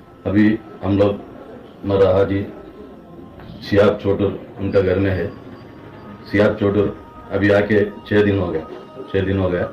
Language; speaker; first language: Hindi; non-native, local second language; Malayalam